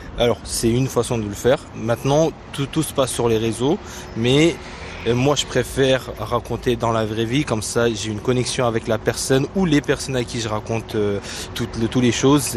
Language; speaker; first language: French; non-native, fluent; Tibetan